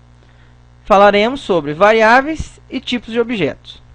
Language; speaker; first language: Portuguese; native; Portuguese